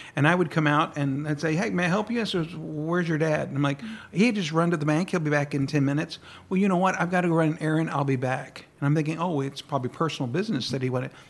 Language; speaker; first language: English; early bilingual, other home language; Spanish